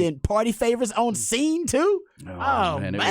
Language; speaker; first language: English; native; English